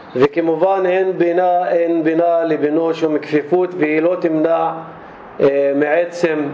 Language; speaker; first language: Hebrew; non-native, local second language; Arabic